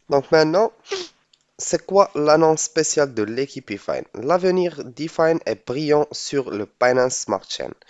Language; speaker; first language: French; non-native, local second language; Arabic